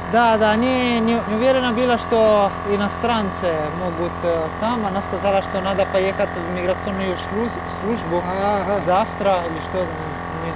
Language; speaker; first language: Russian; non-native, learner; Italian